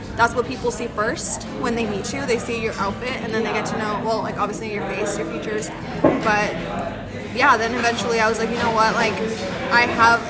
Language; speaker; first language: English; early bilingual, other home language; Spanish